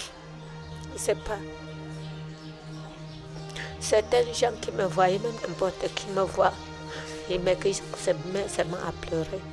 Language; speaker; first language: French; non-native, local second language; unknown